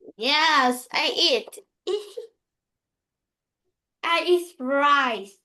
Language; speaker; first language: English; non-native, learner; Vietnamese